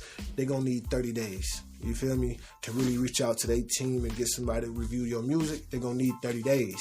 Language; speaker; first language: English; native; English